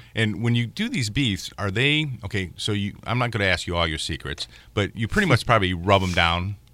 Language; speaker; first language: English; native; English